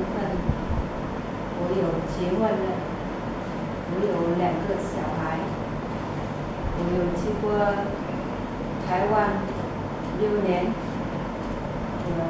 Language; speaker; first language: Chinese; non-native, learner; Vietnamese